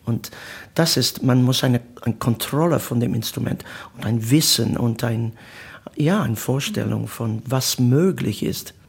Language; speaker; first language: German; non-native, learner; Italian